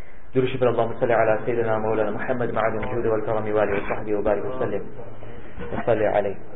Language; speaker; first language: Arabic; non-native, fluent; English